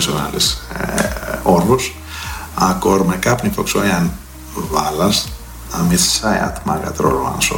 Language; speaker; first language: Hungarian; non-native, fluent; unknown